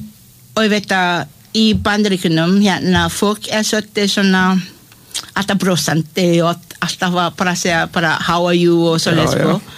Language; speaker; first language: Icelandic; non-native, learner; Malay